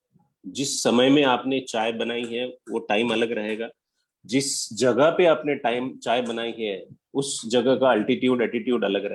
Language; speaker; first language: Hindi; non-native, local second language; Marathi